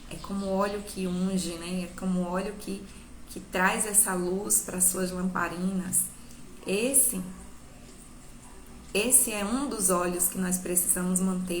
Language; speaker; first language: Portuguese; native; Portuguese